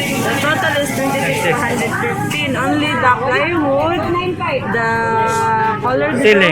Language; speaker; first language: English; non-native, learner; Cebuano